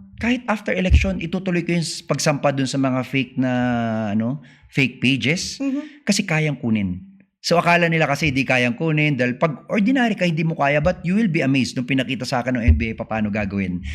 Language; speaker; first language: Filipino; native; Filipino